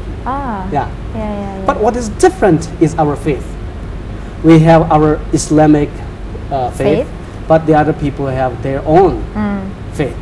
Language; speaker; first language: English; non-native, fluent; Chinese